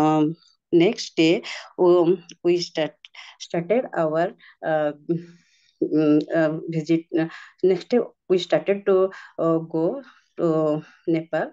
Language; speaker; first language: English; non-native, learner; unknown